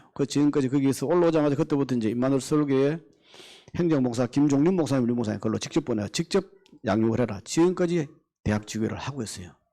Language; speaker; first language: Korean; native; Korean